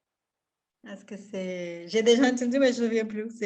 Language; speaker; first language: French; non-native, fluent; Portuguese